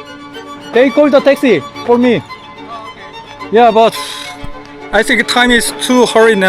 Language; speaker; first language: English; non-native, learner; Korean